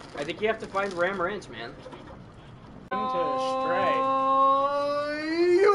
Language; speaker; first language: English; native; English